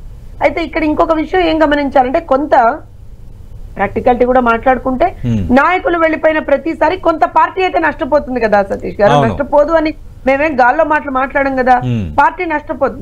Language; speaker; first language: Telugu; native; Telugu